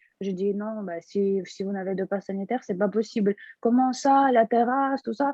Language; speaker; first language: French; non-native, fluent; Russian